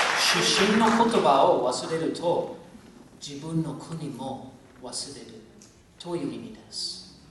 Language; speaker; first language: Japanese; non-native, fluent; English